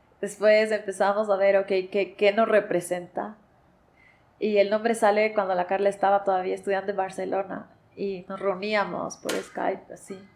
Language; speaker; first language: Spanish; native; Spanish